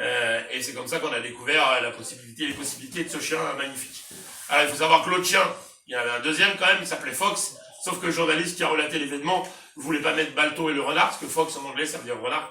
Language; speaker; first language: French; native; French